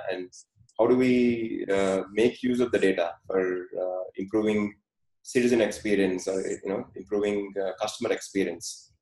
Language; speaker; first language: English; non-native, fluent; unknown